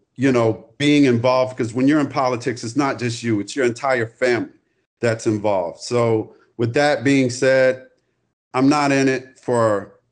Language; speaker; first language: English; native; English